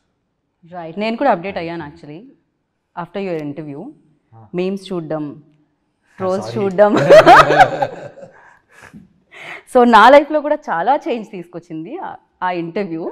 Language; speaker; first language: Telugu; native; Telugu